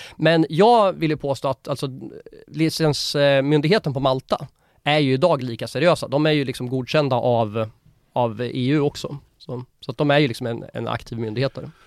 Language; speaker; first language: Swedish; native; Swedish